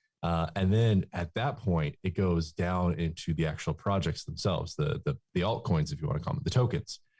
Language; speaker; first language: English; native; English